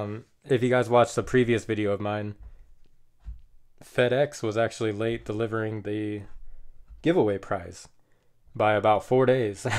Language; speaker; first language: English; native; English